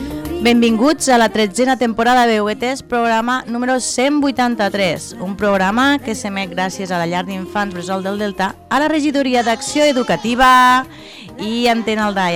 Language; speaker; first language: Catalan; native; Catalan